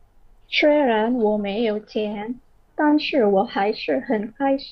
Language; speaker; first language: Chinese; non-native, learner; Indonesian